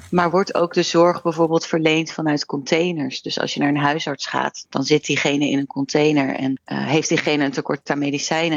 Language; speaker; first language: Dutch; native; Dutch